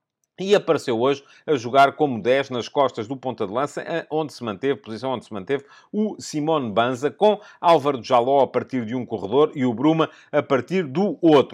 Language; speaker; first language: Portuguese; native; Portuguese